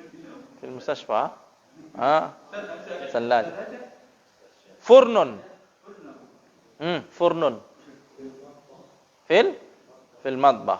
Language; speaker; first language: Arabic; non-native, fluent; Indonesian